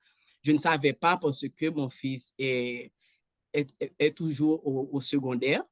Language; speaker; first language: French; non-native, local second language; Haitian Creole